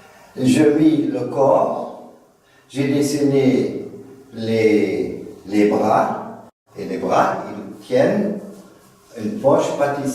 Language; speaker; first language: French; non-native, fluent; German